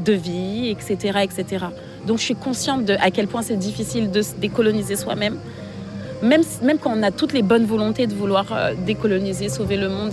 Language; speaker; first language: French; native; French